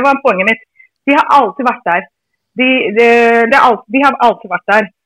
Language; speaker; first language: Norwegian; non-native, fluent; English